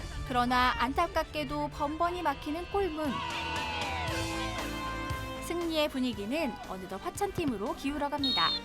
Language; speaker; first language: Korean; native; Korean